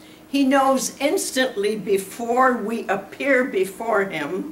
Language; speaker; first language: English; early bilingual, other home language; Ukrainian